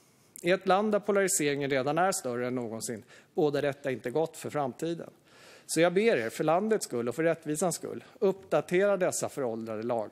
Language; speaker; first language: Swedish; native; Swedish